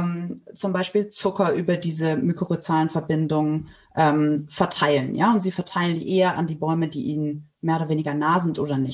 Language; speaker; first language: German; native; German